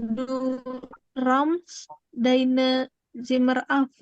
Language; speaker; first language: German; non-native, learner; Indonesian